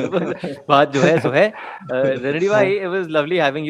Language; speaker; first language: Hindi; native; Hindi